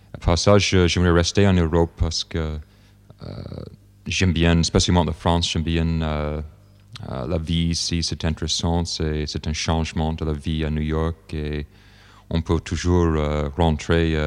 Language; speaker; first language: French; non-native, fluent; English